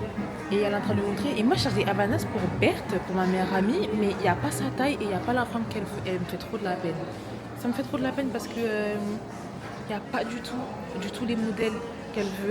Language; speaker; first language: French; native; French